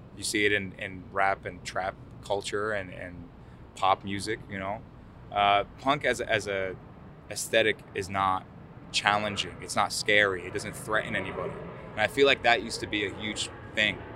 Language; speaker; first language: English; early bilingual, other home language; Arabic